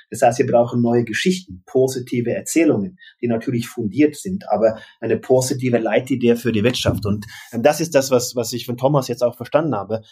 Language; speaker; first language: German; non-native, fluent; Norwegian